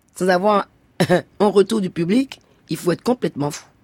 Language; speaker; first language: French; non-native, local second language; Fon